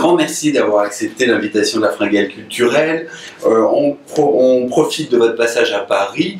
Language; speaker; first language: French; native; French